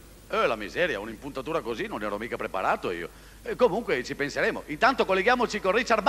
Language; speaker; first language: Italian; native; Italian